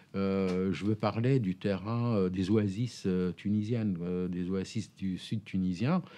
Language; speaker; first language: French; non-native, local second language; Arabic